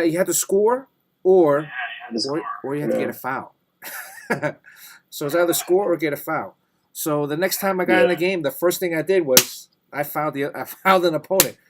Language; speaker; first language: English; native; English